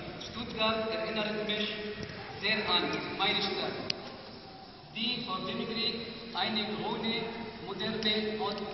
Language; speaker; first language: German; non-native, learner; Arabic